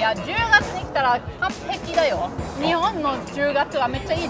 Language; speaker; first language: Japanese; non-native, fluent; German